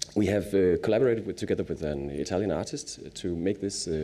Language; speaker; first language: English; non-native, fluent; Danish